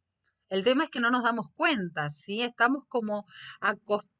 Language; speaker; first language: Spanish; native; Spanish